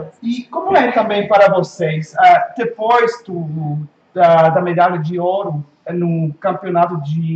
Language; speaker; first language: Portuguese; non-native, fluent; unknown